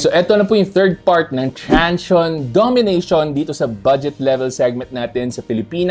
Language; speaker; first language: Filipino; native; Filipino